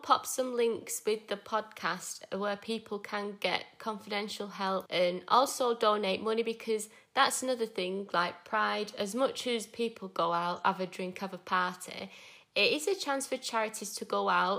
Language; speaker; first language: English; native; English